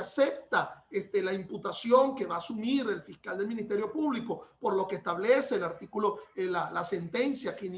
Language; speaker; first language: Spanish; native; Spanish